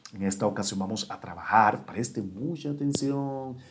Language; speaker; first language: Spanish; native; Spanish